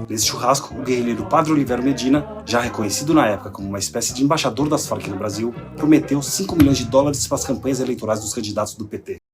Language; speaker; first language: Portuguese; native; Portuguese